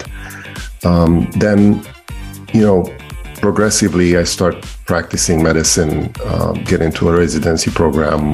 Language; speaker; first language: English; non-native, fluent; Romanian